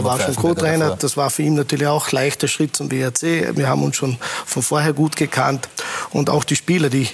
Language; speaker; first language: German; native; German